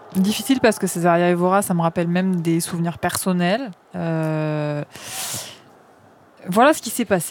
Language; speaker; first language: French; native; French